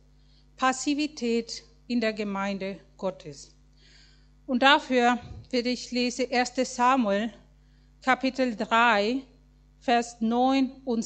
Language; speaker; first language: German; non-native, fluent; Spanish